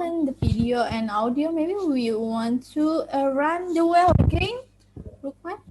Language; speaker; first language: English; non-native, learner; Indonesian